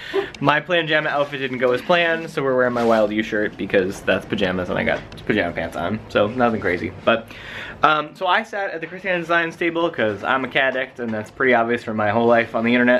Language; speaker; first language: English; native; English